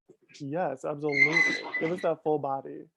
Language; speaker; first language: English; native; English